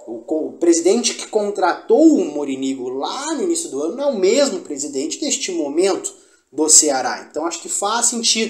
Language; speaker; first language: Portuguese; native; Portuguese